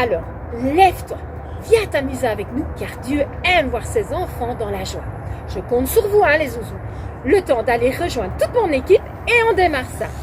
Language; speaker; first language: French; native; French